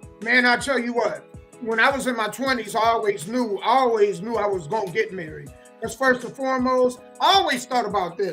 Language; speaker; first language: English; native; English